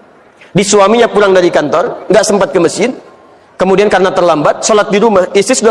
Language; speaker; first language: Indonesian; native; Indonesian